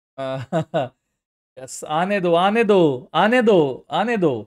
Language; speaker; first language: Hindi; non-native, local second language; Marathi